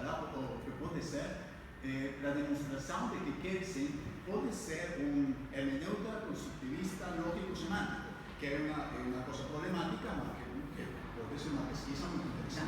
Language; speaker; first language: Portuguese; non-native, fluent; Spanish